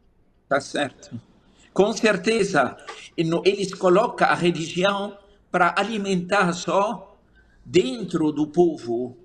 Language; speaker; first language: Portuguese; non-native, fluent; Arabic